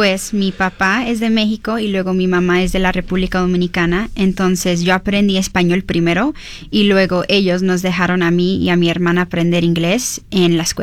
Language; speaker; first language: Spanish; early bilingual, heritage; Spanish